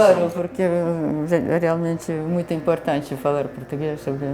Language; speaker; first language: Portuguese; non-native, fluent; Russian